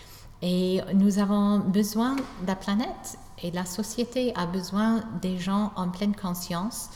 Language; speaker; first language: French; non-native, fluent; English